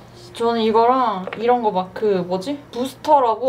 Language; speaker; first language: Korean; native; Korean